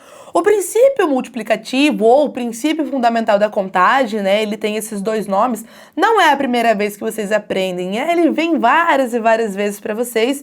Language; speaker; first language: Portuguese; native; Portuguese